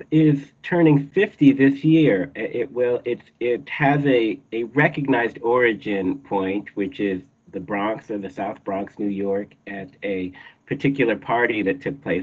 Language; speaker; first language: English; native; English